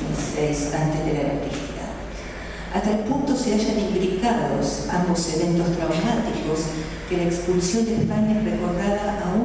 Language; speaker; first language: Spanish; native; Spanish